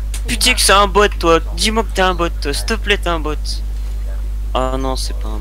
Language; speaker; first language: French; native; French